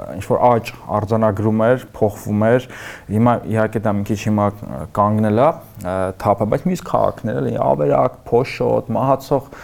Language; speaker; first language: Armenian; native; Armenian